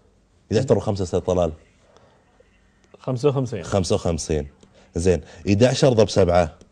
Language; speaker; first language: Arabic; native; Arabic